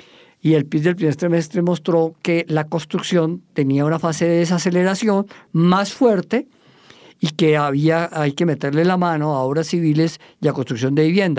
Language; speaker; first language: Spanish; native; Spanish